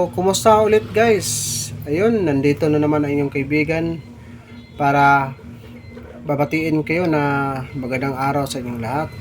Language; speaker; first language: Filipino; non-native, local second language; Cebuano